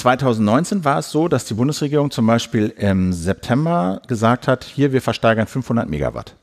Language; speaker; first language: German; native; German